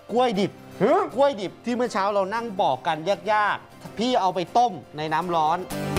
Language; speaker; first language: Thai; native; Thai